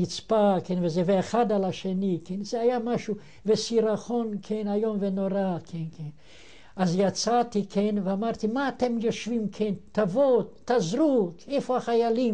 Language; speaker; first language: Hebrew; non-native, fluent; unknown